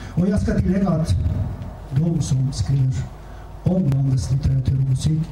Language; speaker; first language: Swedish; non-native, fluent; Turkish